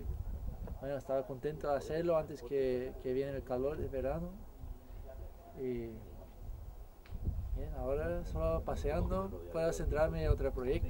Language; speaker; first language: Spanish; non-native, fluent; English